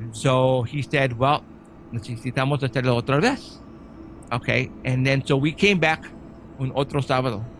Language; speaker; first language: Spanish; early bilingual, heritage; Spanish